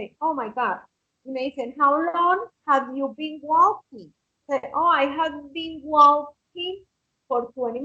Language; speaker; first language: English; non-native, fluent; Spanish